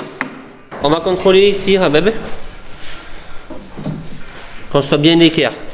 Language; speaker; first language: French; native; French